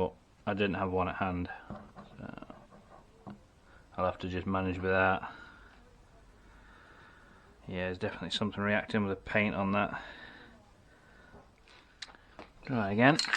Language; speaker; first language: English; native; English